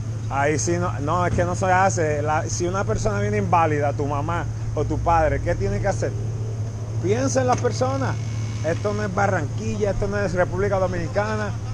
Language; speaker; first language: Spanish; native; Spanish